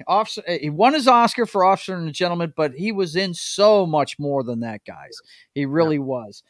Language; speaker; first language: English; native; English